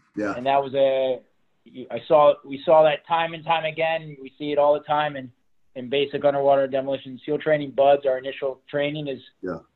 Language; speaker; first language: English; native; English